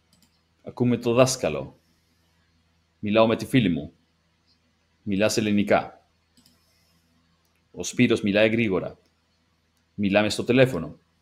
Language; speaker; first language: Greek; non-native, learner; English